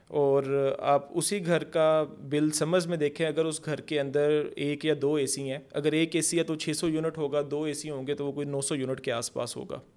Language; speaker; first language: Urdu; non-native, local second language; Punjabi